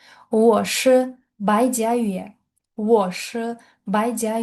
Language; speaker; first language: Chinese; non-native, fluent; Uzbek